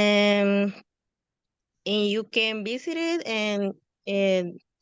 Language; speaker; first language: English; non-native, learner; Spanish